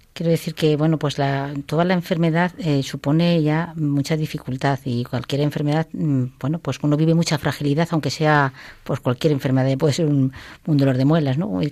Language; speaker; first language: Spanish; native; Spanish